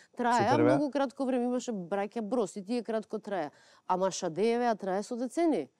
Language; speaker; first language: Macedonian; native; Macedonian